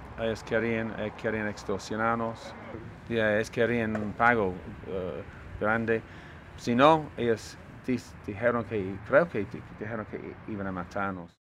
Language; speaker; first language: Spanish; non-native, learner; English